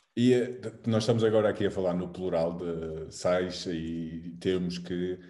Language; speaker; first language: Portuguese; native; Portuguese